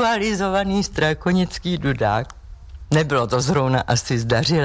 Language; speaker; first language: Czech; native; Czech